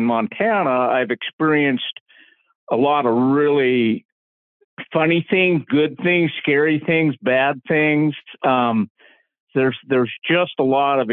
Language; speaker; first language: English; native; English